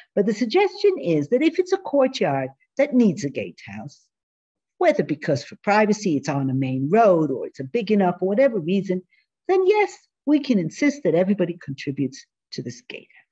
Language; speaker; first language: English; native; English